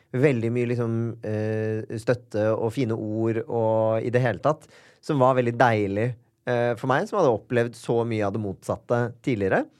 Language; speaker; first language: Norwegian; native; Norwegian